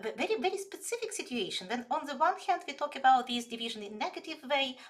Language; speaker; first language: English; non-native, fluent; Ukrainian